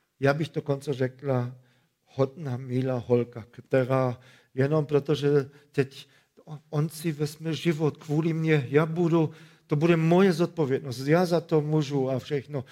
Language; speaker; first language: Czech; non-native, fluent; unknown